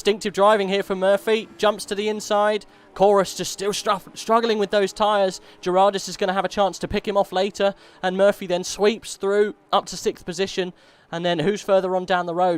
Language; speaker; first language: English; native; English